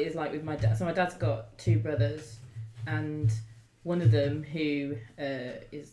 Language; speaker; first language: English; native; English